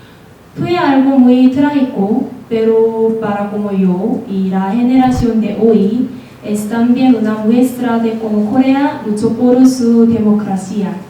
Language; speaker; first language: Spanish; non-native, learner; Korean